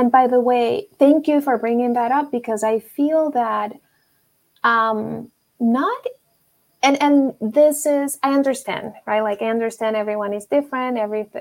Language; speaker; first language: English; non-native, fluent; Spanish